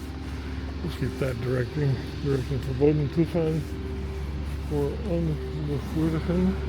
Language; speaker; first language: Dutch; non-native, learner; English